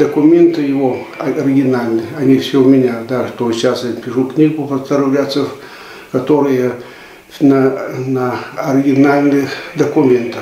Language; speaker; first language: Russian; early bilingual, heritage; Russian